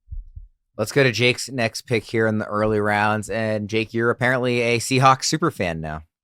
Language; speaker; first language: English; native; English